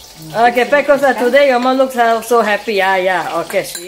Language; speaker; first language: English; non-native, local second language; Chinese